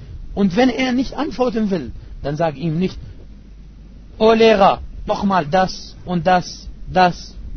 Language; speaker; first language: German; non-native, fluent; Arabic